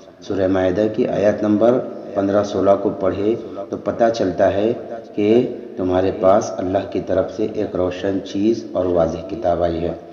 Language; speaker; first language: Urdu; native; Urdu